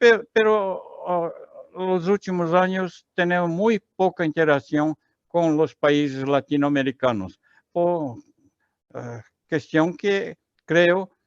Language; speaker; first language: Spanish; non-native, learner; Portuguese